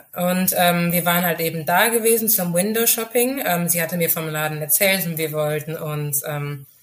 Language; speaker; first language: German; early bilingual, other home language; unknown